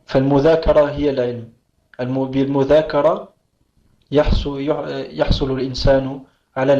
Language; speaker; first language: Arabic; non-native, fluent; French